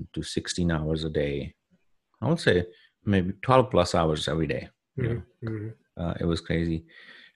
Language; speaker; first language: English; non-native, local second language; Punjabi